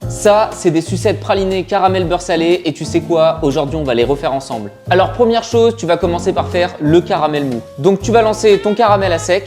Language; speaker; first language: French; native; French